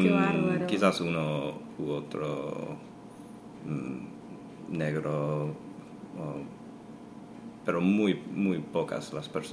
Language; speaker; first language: Spanish; non-native, fluent; English